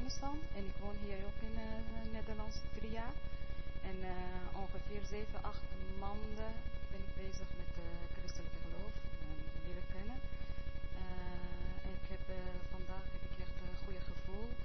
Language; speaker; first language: Dutch; non-native, learner; Persian